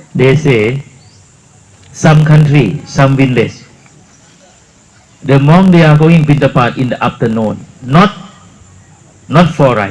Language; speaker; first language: English; non-native, learner; Thai